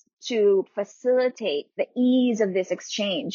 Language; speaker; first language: English; non-native, local second language; Filipino